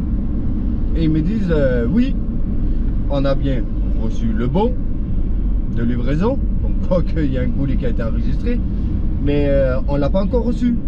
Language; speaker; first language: French; native; French